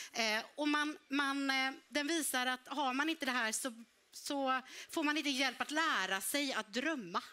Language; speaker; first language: Swedish; native; Swedish